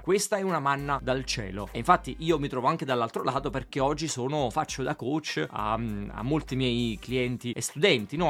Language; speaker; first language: Italian; native; Italian